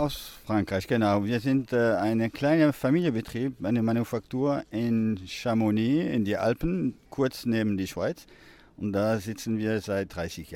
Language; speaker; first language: German; non-native, fluent; French